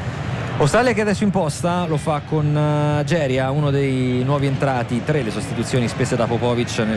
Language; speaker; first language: Italian; native; Italian